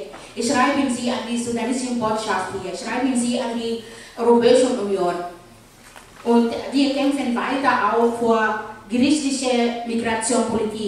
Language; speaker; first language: German; non-native, fluent; Arabic